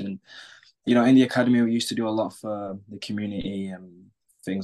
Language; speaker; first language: English; native; English